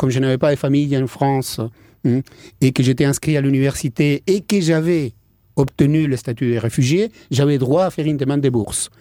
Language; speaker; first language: French; non-native, fluent; Spanish